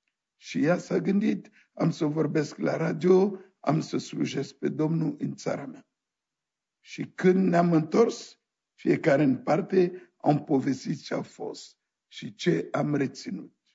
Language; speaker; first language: Romanian; non-native, fluent; French